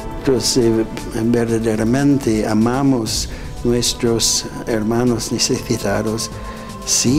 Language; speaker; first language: Spanish; non-native, fluent; English